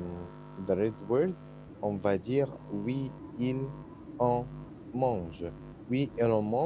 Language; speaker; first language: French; non-native, fluent; Arabic